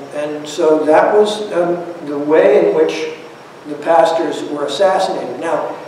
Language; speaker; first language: English; native; English